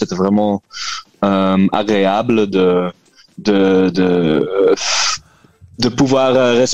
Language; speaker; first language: French; non-native, local second language; Dutch